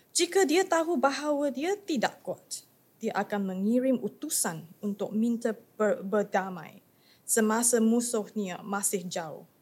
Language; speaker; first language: English; non-native, local second language; Chinese